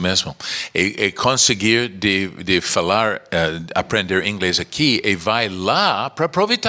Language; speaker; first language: Portuguese; non-native, learner; English